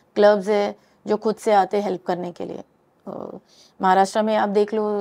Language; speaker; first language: Hindi; native; Hindi